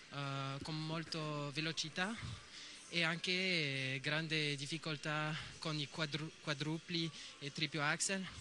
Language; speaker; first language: Italian; non-native, learner; French